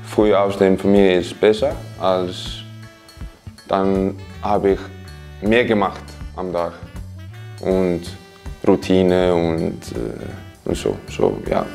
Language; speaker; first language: German; non-native, learner; Icelandic